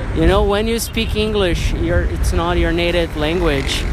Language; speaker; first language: English; non-native, fluent; Portuguese